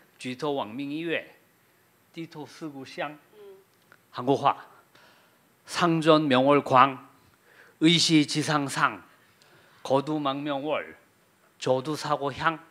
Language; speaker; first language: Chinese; non-native, fluent; Korean